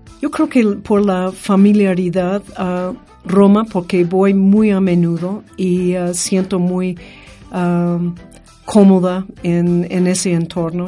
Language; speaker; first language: Spanish; non-native, fluent; English